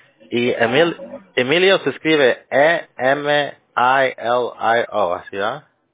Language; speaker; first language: Spanish; early bilingual, heritage; Spanish